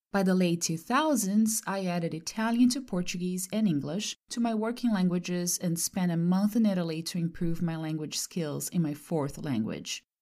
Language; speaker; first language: English; non-native, fluent; Portuguese